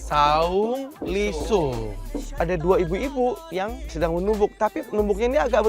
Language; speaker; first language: Indonesian; native; Indonesian